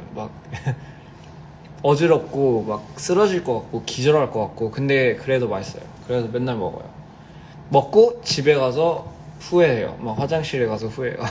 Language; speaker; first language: Korean; early bilingual, heritage; Korean